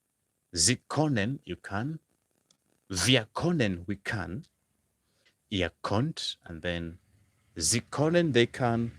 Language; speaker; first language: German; non-native, fluent; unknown